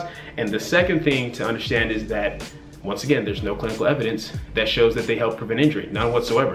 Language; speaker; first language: English; native; English